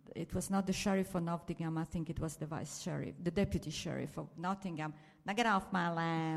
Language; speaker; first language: English; non-native, fluent; Italian